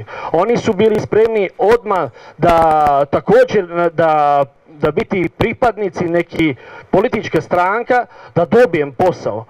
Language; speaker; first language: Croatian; non-native, learner; Italian